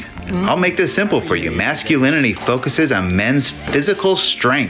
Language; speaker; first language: English; native; English